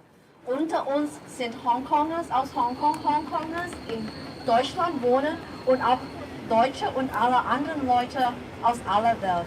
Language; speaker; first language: German; non-native, fluent; Cantonese